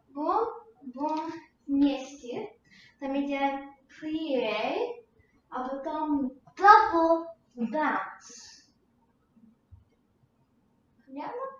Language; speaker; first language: Russian; early bilingual, heritage; Russian